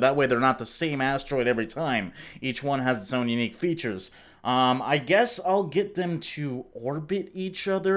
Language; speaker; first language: English; native; English